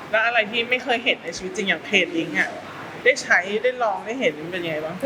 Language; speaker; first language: Thai; native; Thai